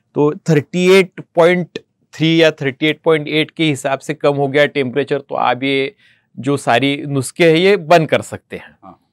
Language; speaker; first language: Hindi; non-native, local second language; Marathi